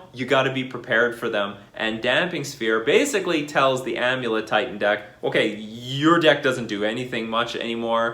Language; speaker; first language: English; native; English